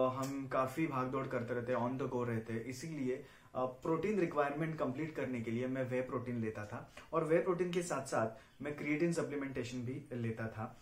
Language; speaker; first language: Hindi; non-native, local second language; Marathi